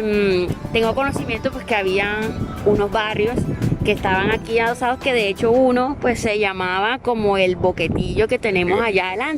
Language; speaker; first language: Spanish; native; Spanish